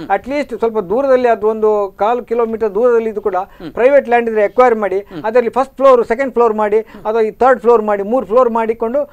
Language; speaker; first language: Kannada; native; Kannada